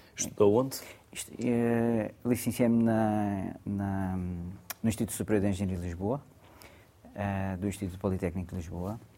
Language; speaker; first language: Portuguese; early bilingual, other home language; Gujarati